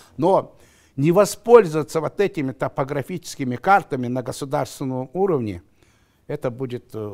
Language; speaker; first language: Russian; non-native, local second language; Kazakh